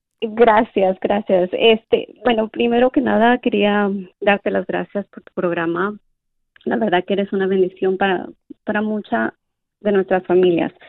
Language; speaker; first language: Spanish; early bilingual, other home language; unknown